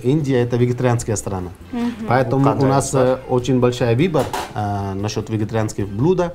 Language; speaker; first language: Russian; non-native, fluent; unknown